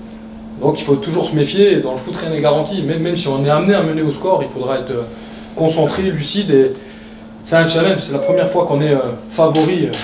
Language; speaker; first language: French; native; French